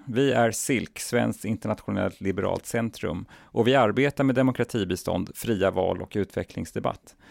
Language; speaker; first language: Swedish; native; Swedish